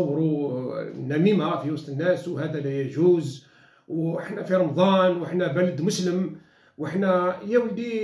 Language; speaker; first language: Arabic; native; Arabic